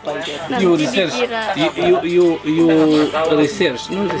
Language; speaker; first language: English; non-native, learner; Arabic